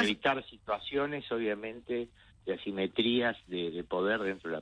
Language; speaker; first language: Spanish; native; Spanish